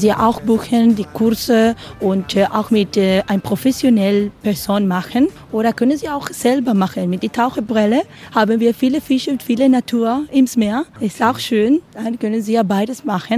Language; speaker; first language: German; non-native, learner; Spanish